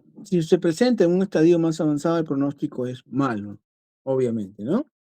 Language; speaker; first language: Spanish; native; Spanish